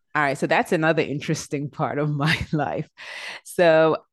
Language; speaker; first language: English; native; English